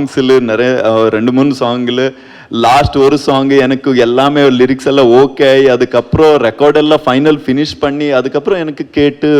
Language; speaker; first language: Tamil; non-native, learner; Kannada